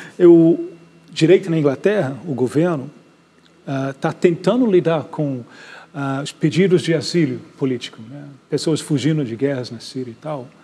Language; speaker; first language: Portuguese; non-native, fluent; English